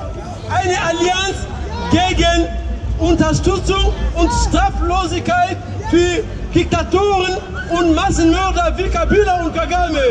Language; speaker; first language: German; non-native, fluent; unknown